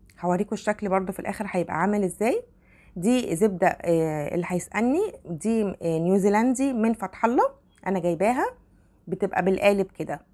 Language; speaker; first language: Arabic; native; Arabic